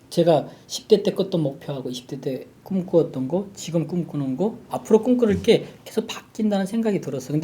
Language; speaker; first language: Korean; native; Korean